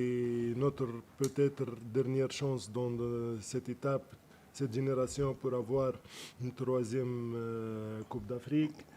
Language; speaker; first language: French; non-native, local second language; Arabic